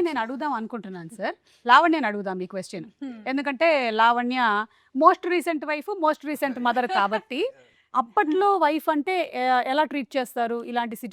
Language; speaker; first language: Telugu; native; Telugu